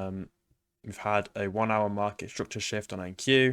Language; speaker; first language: English; native; English